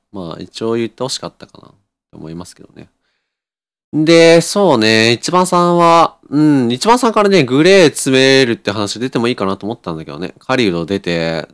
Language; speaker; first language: Japanese; native; Japanese